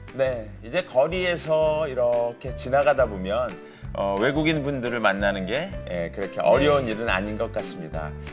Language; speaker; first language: Korean; native; Korean